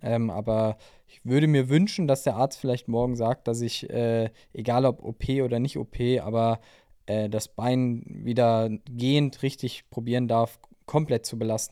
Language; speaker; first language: German; native; German